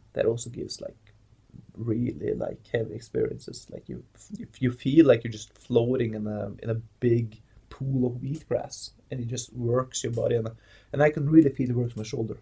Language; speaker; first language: English; non-native, fluent; Norwegian